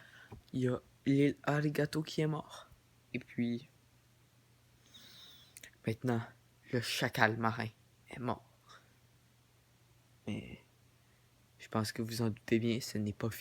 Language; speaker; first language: French; native; French